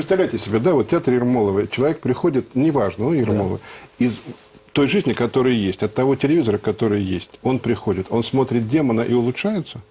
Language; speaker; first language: Russian; native; Russian